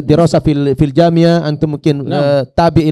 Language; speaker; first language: Arabic; non-native, fluent; Indonesian